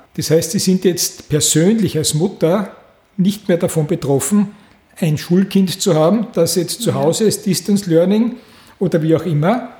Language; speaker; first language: German; native; German